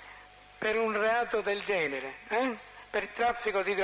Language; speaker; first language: Italian; native; Italian